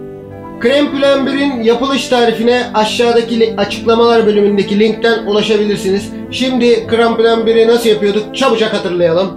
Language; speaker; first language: Turkish; native; Turkish